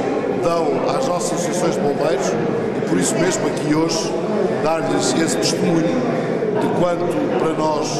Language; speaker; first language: Portuguese; native; Portuguese